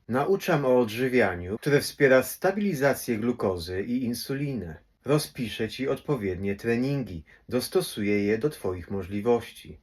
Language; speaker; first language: Polish; native; Polish